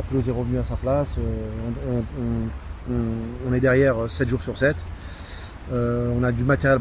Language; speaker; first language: French; non-native, local second language; Arabic